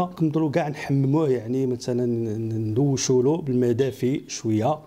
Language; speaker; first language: Arabic; native; Arabic